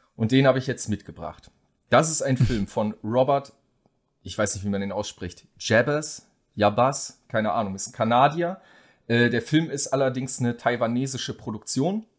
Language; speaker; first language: German; native; German